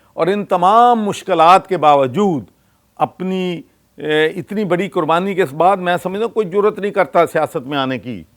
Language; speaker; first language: Urdu; non-native, local second language; Punjabi